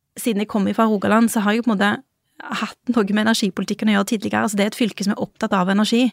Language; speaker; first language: Norwegian; early bilingual, other home language; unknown